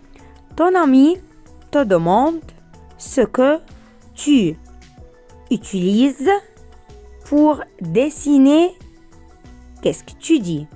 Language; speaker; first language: French; non-native, fluent; Arabic